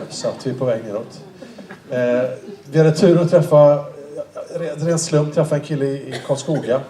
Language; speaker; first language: Swedish; native; Swedish